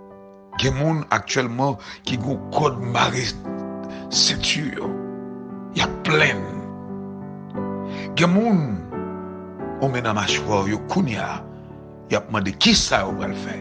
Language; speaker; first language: French; non-native, local second language; Haitian Creole